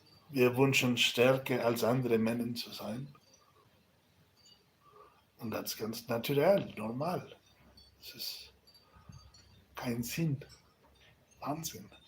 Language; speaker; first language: German; non-native, learner; Spanish